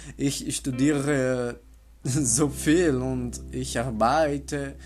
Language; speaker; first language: German; non-native, learner; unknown